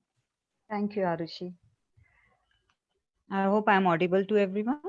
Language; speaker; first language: English; non-native, local second language; Hindi